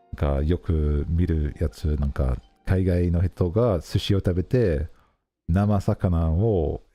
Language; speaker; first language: Japanese; non-native, learner; English